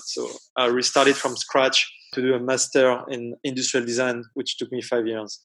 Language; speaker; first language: English; non-native, fluent; French